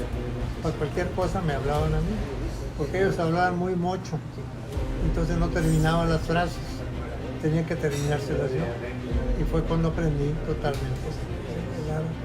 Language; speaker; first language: Spanish; non-native, local second language; Arabic